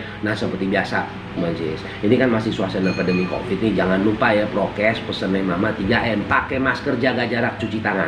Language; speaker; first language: Indonesian; native; Indonesian